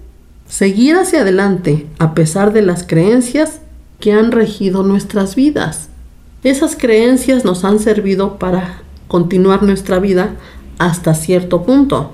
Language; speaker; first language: Spanish; native; Spanish